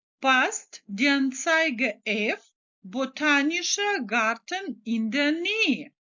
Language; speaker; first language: German; non-native, fluent; Ukrainian